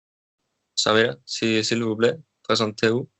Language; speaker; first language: French; non-native, learner; Spanish